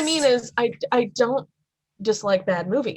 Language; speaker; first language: English; native; English